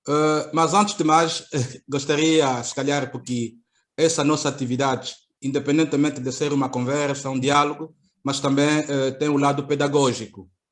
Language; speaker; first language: Portuguese; native; Portuguese